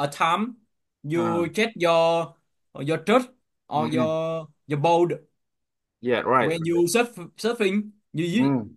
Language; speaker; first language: English; non-native, learner; Vietnamese